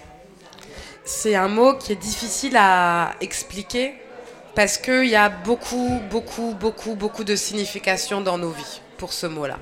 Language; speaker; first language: French; native; French